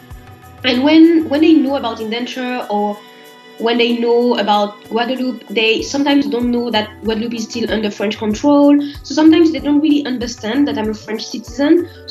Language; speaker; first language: English; non-native, fluent; French